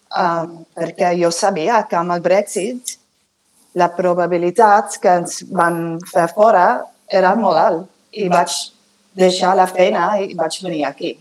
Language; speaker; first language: Catalan; non-native, fluent; English